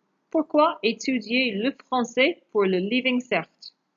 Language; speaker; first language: French; non-native, fluent; English